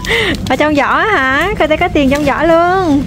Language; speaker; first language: Vietnamese; native; Vietnamese